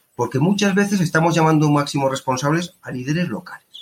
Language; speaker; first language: Spanish; native; Spanish